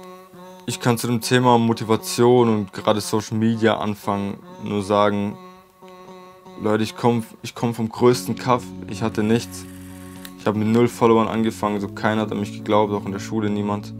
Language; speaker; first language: German; native; German